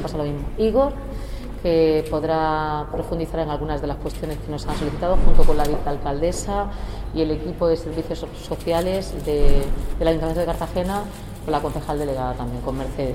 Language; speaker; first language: Spanish; native; Spanish